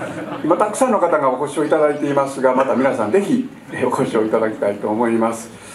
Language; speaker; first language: Japanese; native; Japanese